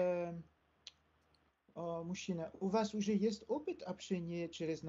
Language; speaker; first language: Russian; non-native, learner; French